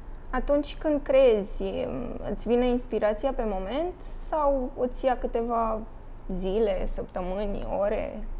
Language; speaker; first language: Romanian; native; Romanian